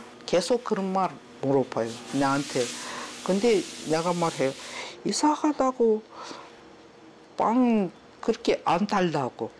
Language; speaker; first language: Korean; non-native, learner; Russian